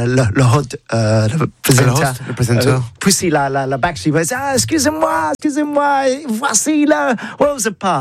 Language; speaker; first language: French; non-native, learner; English